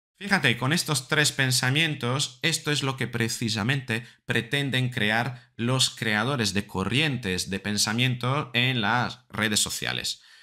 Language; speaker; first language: Spanish; non-native, fluent; Italian